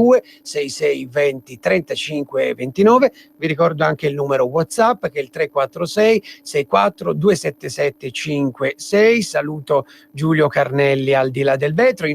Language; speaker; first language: Italian; native; Italian